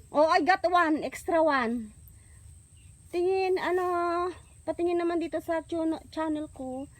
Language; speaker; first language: Filipino; native; Filipino